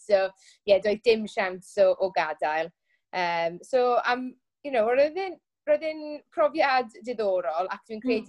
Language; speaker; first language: Welsh; non-native, local second language; English